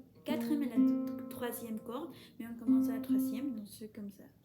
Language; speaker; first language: French; non-native, fluent; Spanish